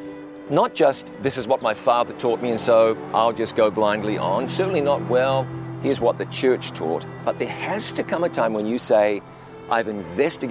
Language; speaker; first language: English; native; English